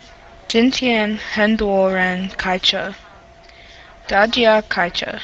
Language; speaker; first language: Chinese; non-native, learner; English